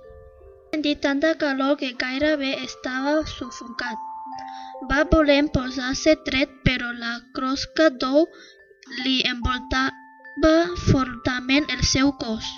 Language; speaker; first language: Catalan; non-native, learner; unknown